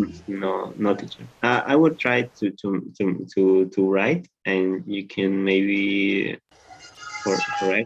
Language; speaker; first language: English; non-native, learner; Spanish